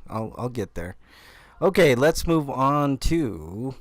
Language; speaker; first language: English; native; English